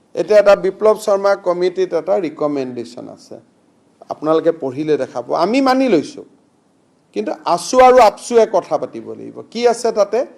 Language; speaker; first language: Assamese; native; Assamese